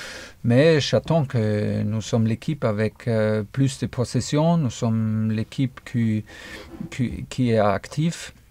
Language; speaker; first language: French; non-native, fluent; German